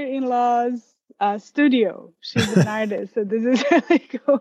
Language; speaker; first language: English; non-native, fluent; Portuguese